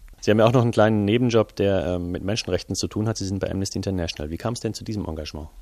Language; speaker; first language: German; native; German